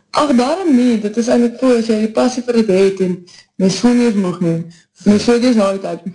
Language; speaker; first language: Afrikaans; native; Afrikaans